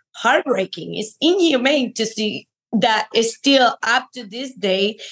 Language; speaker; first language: English; non-native, fluent; Spanish